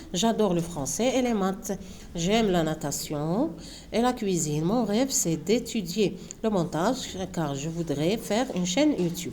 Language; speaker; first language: French; non-native, local second language; Arabic